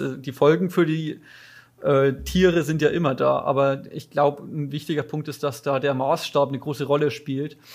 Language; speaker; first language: German; native; German